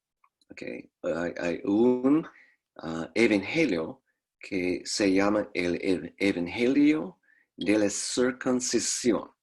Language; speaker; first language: Spanish; non-native, fluent; English